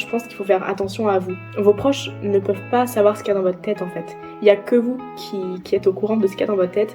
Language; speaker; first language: French; native; French